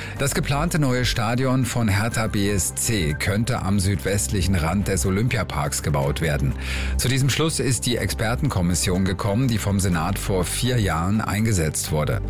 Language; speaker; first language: German; native; German